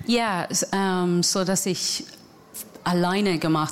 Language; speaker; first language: German; non-native, learner; English